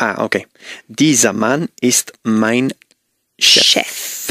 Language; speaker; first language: German; non-native, learner; Spanish